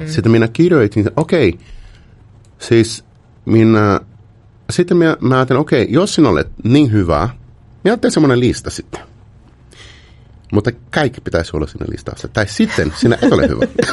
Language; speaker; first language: Finnish; non-native, fluent; Portuguese